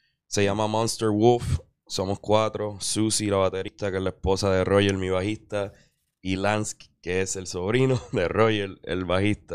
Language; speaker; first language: Spanish; early bilingual, heritage; Spanish